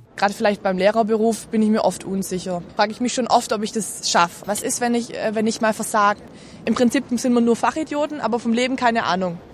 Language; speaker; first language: German; native; German